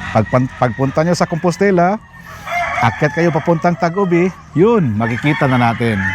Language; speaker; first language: Filipino; non-native, local second language; Cebuano